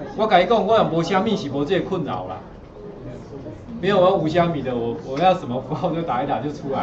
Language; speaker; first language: Chinese; native; Chinese